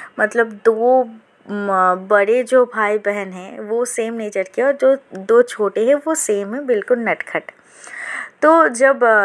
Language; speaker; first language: Hindi; non-native, local second language; Bangla